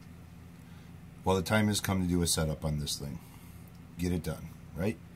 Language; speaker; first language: English; native; English